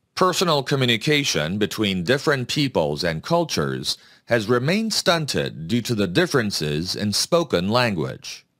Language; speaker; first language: English; non-native, fluent; Korean